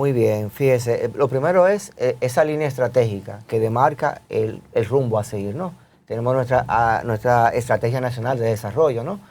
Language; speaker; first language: Spanish; native; Spanish